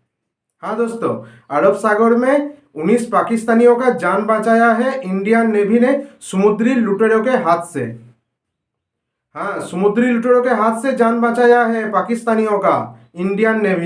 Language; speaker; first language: Hindi; non-native, local second language; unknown